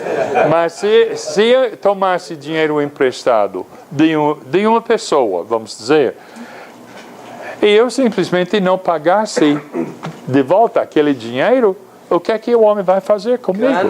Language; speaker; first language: Portuguese; non-native, fluent; English